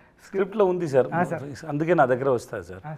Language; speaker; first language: Telugu; non-native, local second language; Tamil